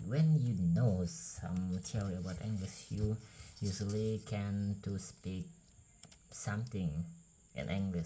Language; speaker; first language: English; non-native, learner; Indonesian